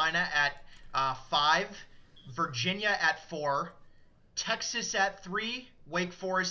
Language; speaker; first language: English; native; English